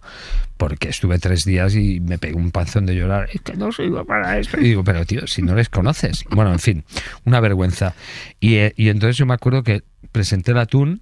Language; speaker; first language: Spanish; native; Spanish